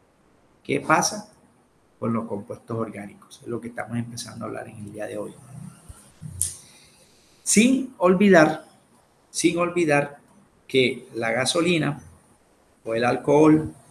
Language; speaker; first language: Spanish; native; Spanish